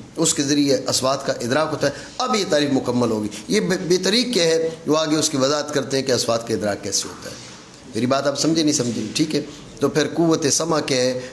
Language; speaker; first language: Urdu; non-native, local second language; Punjabi